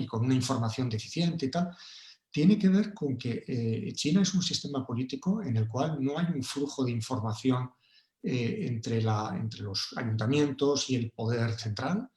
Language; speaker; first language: Spanish; native; Spanish